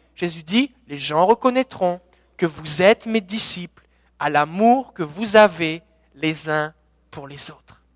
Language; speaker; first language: French; native; French